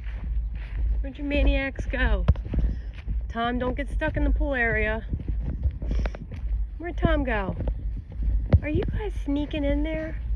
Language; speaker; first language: English; native; English